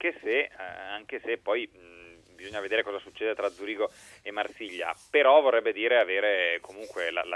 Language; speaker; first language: Italian; native; Italian